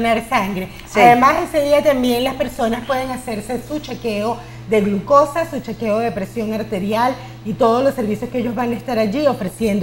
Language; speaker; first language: Spanish; native; Spanish